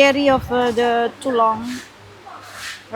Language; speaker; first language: English; non-native, learner; Indonesian